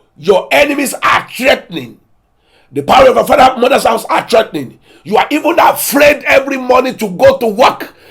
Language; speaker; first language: English; non-native, local second language; Yoruba